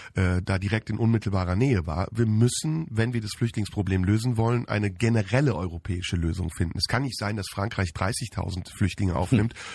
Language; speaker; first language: German; early bilingual, other home language; Turkish